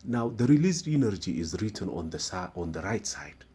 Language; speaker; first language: English; non-native, local second language; Amharic